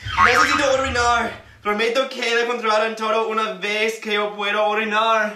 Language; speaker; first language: Spanish; non-native, learner; English